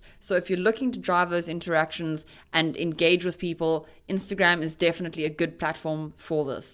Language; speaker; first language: English; native; English